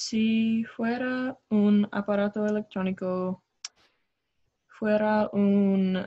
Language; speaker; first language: Spanish; non-native, learner; English